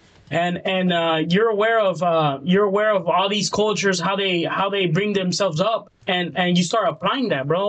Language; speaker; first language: English; early bilingual, other home language; Spanish